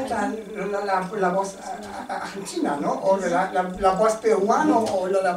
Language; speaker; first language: Spanish; non-native, learner; German